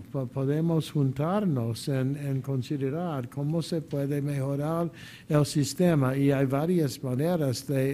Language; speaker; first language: Spanish; non-native, fluent; English